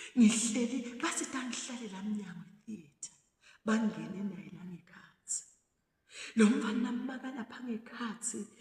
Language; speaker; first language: Zulu; non-native, local second language; Swati